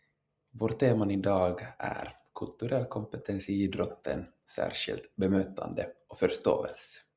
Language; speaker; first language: Swedish; non-native, local second language; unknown